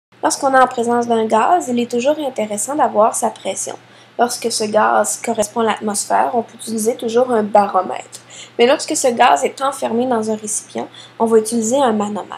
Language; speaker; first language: French; native; French